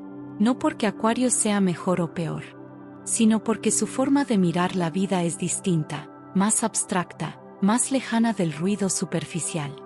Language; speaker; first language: Spanish; native; Spanish